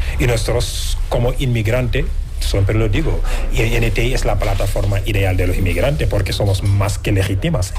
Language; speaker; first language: Spanish; non-native, fluent; Wolof